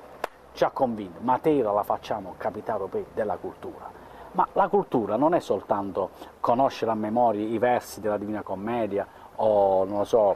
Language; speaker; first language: Italian; native; Italian